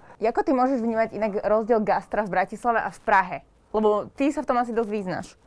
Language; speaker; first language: Slovak; native; Slovak